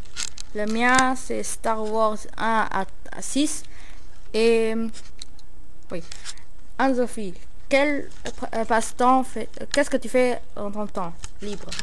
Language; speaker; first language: French; non-native, local second language; Luxembourgish